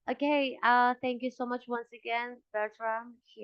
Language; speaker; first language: English; non-native, local second language; Indonesian